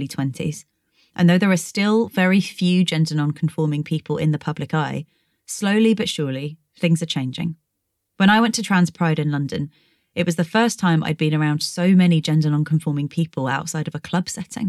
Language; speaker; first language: English; native; English